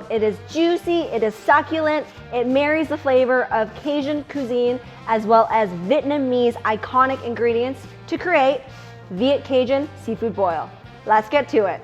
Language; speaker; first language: English; native; English